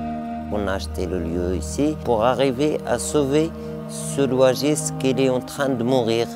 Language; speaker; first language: French; non-native, learner; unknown